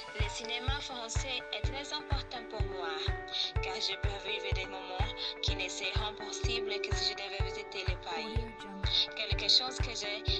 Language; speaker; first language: French; non-native, learner; Portuguese